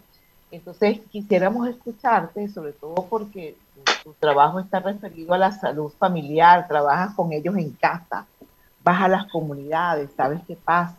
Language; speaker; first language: Spanish; native; Spanish